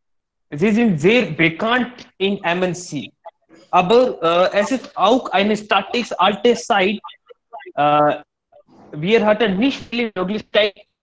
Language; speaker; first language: German; non-native, learner; Hindi